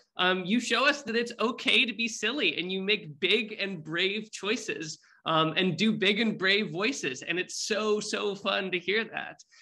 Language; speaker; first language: English; native; English